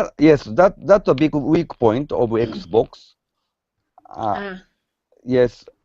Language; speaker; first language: English; non-native, learner; Japanese